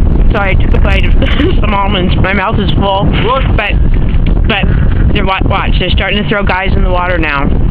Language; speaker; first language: English; native; English